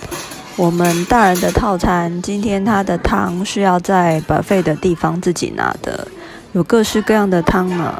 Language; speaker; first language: Chinese; native; Chinese